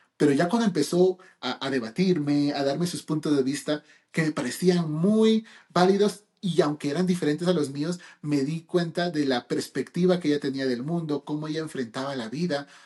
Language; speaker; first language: Spanish; early bilingual, heritage; Spanish